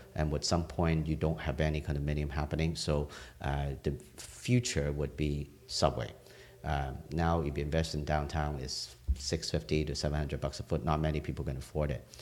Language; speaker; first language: English; non-native, local second language; Cantonese